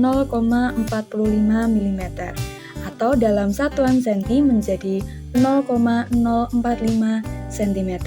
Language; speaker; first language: Indonesian; native; Indonesian